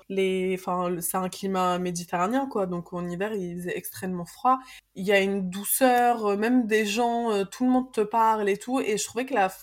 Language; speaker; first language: French; early bilingual, other home language; Arabic